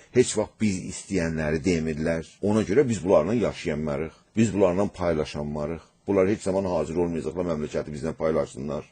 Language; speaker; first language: Azerbaijani; native; Azerbaijani